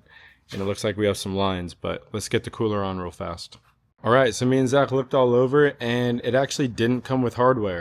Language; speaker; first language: English; native; English